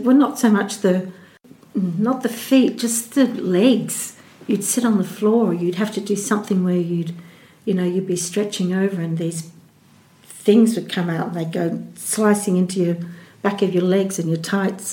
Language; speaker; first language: English; native; English